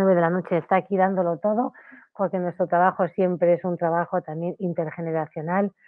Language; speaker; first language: Spanish; native; Spanish